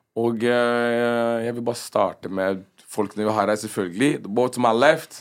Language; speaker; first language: Norwegian; early bilingual, other home language; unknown